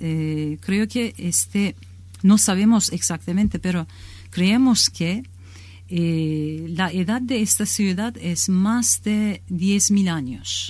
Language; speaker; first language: Spanish; non-native, learner; Kurdish